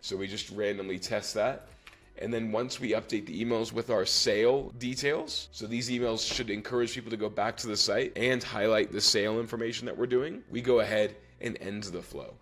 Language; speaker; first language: English; native; English